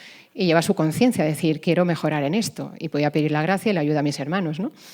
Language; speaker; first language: Spanish; native; Spanish